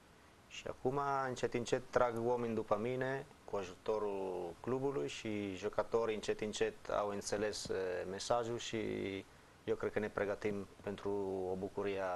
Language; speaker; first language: Romanian; non-native, fluent; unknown